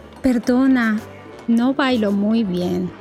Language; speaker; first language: Spanish; early bilingual, heritage; Spanish